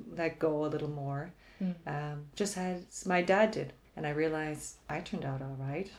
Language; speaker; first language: English; native; English